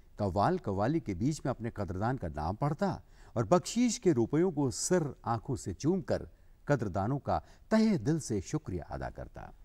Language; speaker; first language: Hindi; native; Hindi